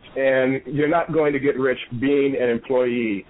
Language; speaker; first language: English; native; English